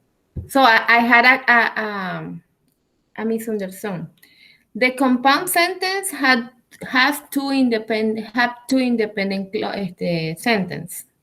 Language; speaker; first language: English; non-native, learner; Spanish